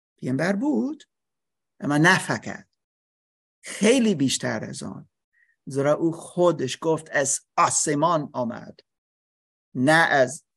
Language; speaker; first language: Persian; non-native, learner; English